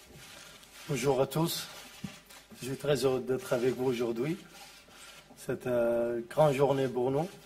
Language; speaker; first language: French; non-native, learner; Arabic